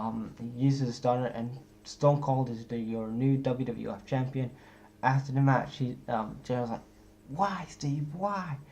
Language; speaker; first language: English; native; English